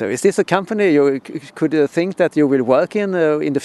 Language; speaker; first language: English; non-native, fluent; Swedish